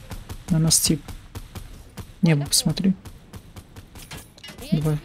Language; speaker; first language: Russian; native; Russian